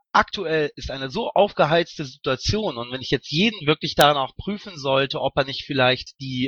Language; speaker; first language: German; native; German